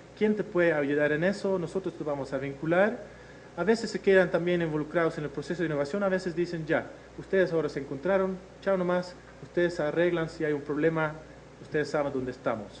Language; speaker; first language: Spanish; non-native, fluent; Dutch